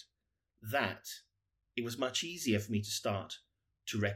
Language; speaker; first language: English; native; English